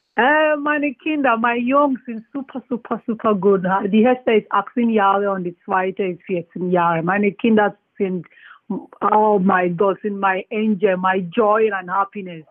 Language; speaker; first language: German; non-native, learner; Yoruba